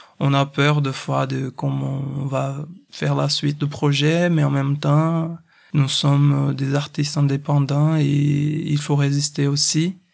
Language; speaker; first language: French; non-native, fluent; Portuguese